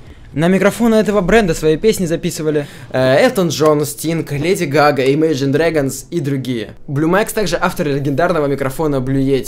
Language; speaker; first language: Russian; native; Russian